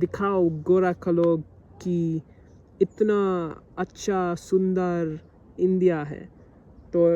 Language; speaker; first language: Hindi; non-native, learner; English